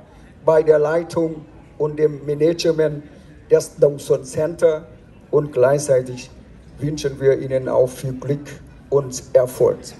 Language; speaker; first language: German; non-native, fluent; Vietnamese